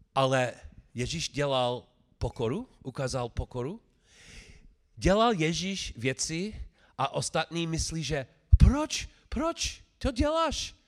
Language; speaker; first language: Czech; non-native, learner; English